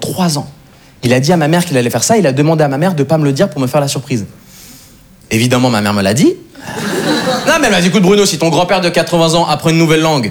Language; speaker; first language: French; native; French